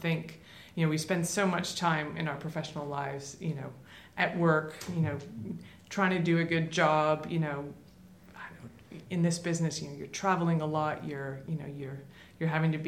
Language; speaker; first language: English; native; English